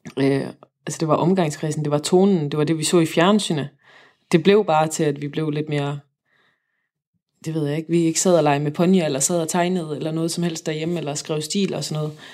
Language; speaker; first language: Danish; native; Danish